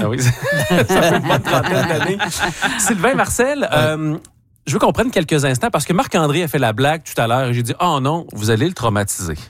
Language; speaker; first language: French; native; French